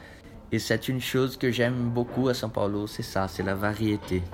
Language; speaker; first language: French; non-native, fluent; Portuguese